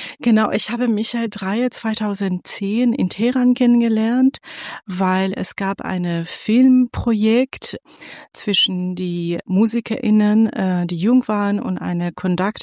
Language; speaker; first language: German; non-native, fluent; Persian